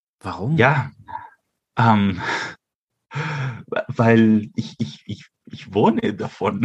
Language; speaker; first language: German; early bilingual, heritage; Spanish